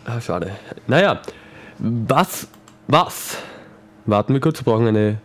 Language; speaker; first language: German; native; German